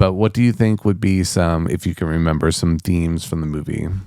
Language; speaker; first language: English; native; English